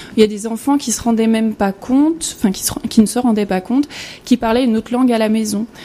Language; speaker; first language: French; native; French